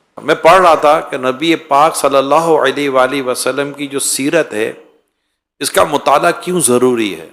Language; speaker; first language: Urdu; native; Urdu